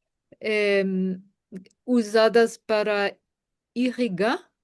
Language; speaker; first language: Portuguese; non-native, fluent; German